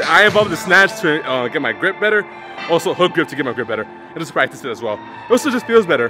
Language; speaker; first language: English; native; English